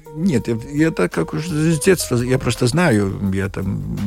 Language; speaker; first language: Russian; non-native, learner; Latvian